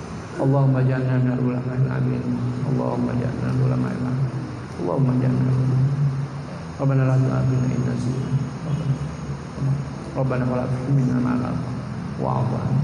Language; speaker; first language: Arabic; non-native, fluent; Indonesian